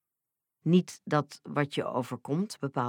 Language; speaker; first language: Dutch; native; Dutch